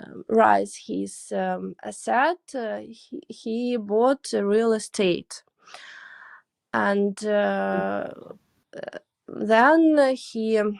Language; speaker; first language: English; non-native, learner; Russian